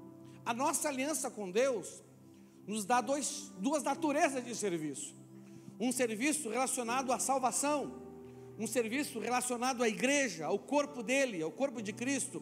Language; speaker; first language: Portuguese; native; Portuguese